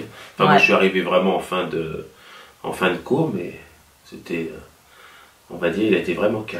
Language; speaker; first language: French; native; French